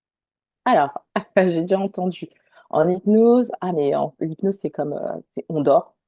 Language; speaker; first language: French; native; French